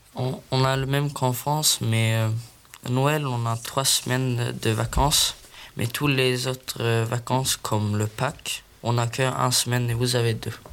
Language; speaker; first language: French; non-native, learner; Swedish